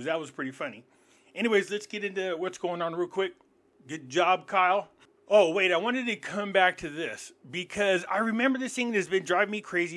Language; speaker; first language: English; native; English